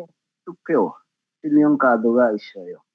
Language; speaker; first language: Korean; non-native, learner; Nepali